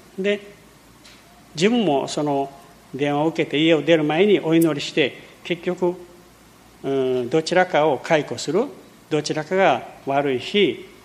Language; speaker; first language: Japanese; early bilingual, heritage; Portuguese